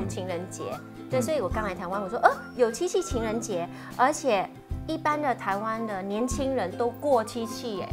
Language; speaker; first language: Chinese; non-native, fluent; Vietnamese